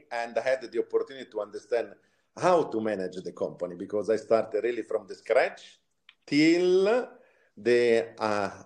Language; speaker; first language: English; non-native, fluent; Italian